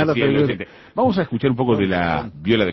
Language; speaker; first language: Spanish; native; Spanish